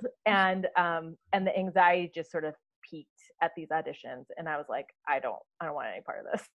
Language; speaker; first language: English; native; English